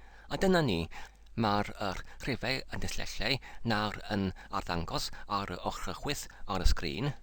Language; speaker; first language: Welsh; non-native, learner; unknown